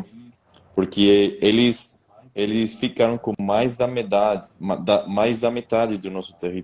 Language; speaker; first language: Portuguese; non-native, fluent; Spanish